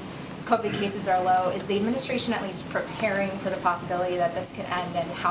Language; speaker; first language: English; native; English